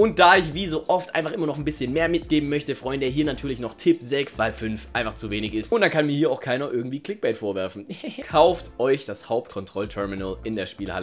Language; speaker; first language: German; native; German